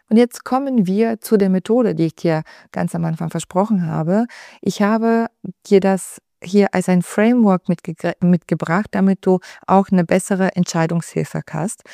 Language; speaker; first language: German; non-native, fluent; Bulgarian